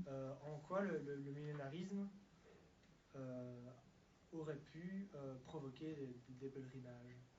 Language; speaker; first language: French; native; French